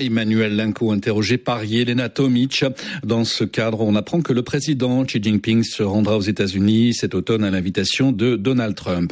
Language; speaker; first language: French; native; French